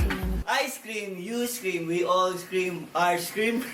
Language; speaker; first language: English; non-native, local second language; Filipino